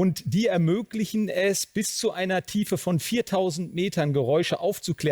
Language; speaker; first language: German; native; German